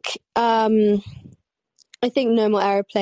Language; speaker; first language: English; native; English